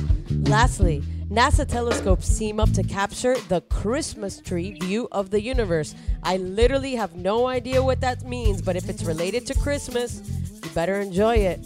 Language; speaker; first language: English; early bilingual, other home language; Spanish